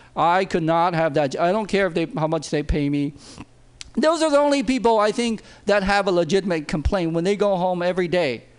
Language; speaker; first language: English; non-native, fluent; Chinese